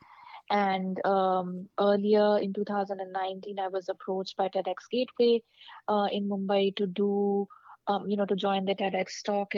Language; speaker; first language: English; non-native, local second language; Hindi